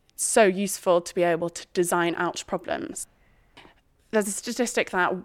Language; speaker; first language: English; native; English